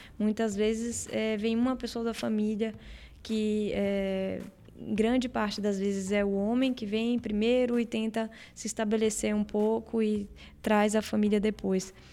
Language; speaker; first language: Portuguese; native; Portuguese